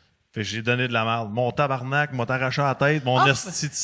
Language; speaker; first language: French; native; French